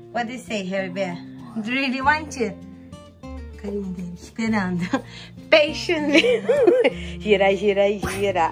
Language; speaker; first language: English; non-native, fluent; Portuguese